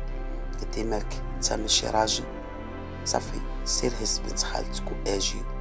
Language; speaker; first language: Arabic; native; Arabic